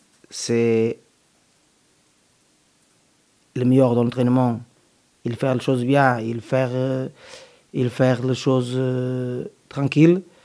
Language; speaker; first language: French; non-native, learner; Portuguese